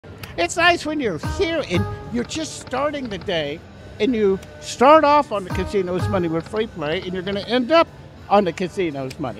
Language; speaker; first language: English; native; English